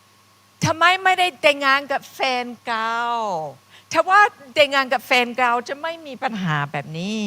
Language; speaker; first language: Thai; non-native, fluent; English